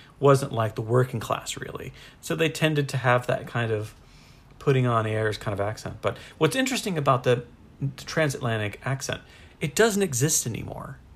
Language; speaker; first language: English; native; English